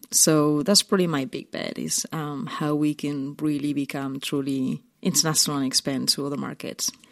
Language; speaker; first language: English; non-native, fluent; Spanish